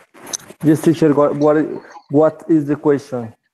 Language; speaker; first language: English; non-native, learner; Spanish